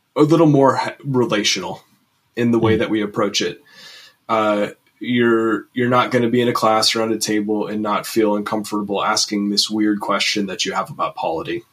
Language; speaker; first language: English; native; English